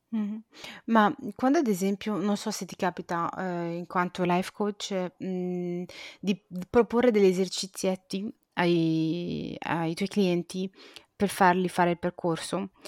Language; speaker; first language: Italian; native; Italian